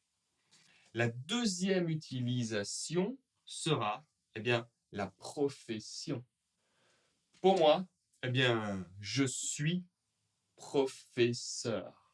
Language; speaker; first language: French; native; French